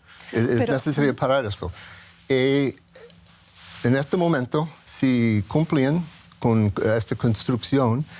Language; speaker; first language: Spanish; non-native, learner; English